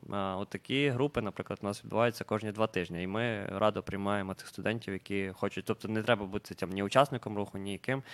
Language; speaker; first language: Ukrainian; native; Ukrainian